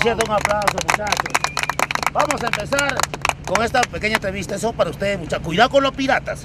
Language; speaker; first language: Spanish; native; Spanish